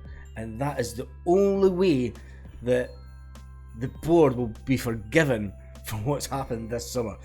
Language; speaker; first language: English; native; English